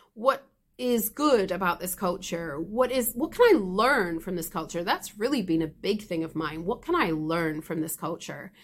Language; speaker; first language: English; native; English